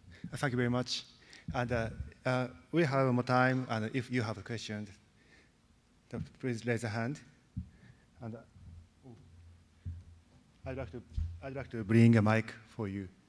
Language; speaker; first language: English; non-native, learner; Japanese